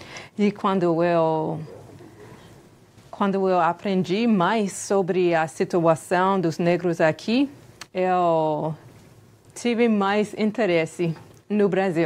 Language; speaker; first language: Portuguese; non-native, fluent; English